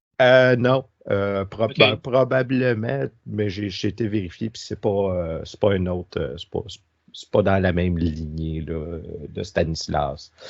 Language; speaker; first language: French; native; French